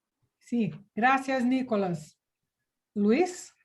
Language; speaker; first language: Spanish; non-native, learner; Portuguese